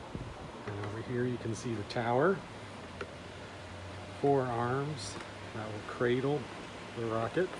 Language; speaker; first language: English; native; English